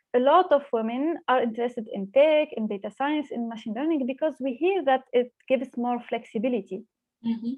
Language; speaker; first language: English; non-native, fluent; Arabic